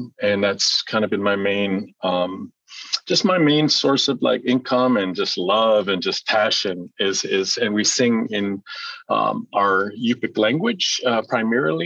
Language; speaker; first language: English; early bilingual, other home language; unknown